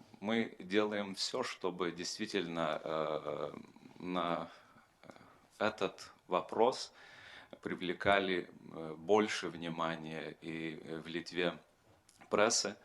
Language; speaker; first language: Russian; non-native, fluent; Lithuanian